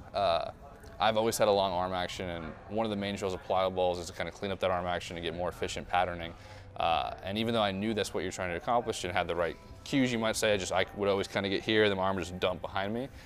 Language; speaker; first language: English; native; English